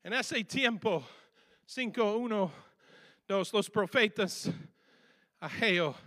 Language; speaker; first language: Spanish; non-native, fluent; English